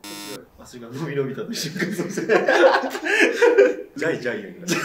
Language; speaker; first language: Japanese; native; Japanese